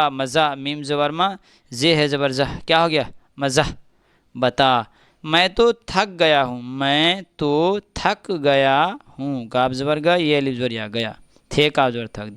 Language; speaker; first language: Hindi; native; Hindi